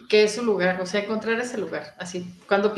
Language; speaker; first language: Spanish; native; Spanish